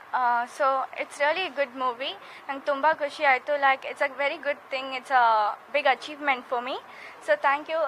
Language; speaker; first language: Kannada; non-native, fluent; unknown